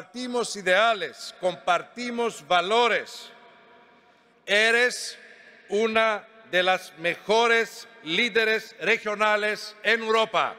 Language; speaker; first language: Spanish; non-native, fluent; Greek